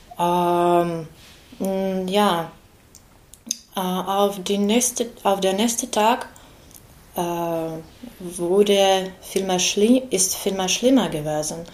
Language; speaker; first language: German; non-native, learner; Ukrainian